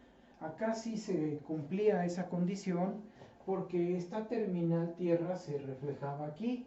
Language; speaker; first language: Spanish; native; Spanish